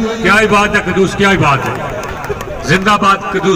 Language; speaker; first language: Hindi; non-native, local second language; Punjabi